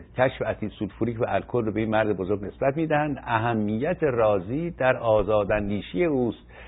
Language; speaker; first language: Persian; native; Persian